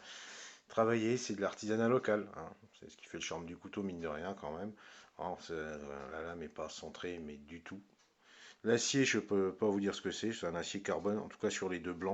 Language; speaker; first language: French; native; French